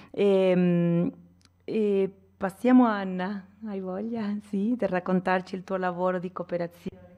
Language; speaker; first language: Italian; non-native, fluent; Spanish